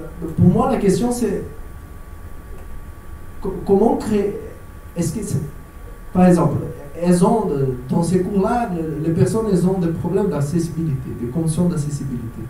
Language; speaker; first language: French; non-native, fluent; Portuguese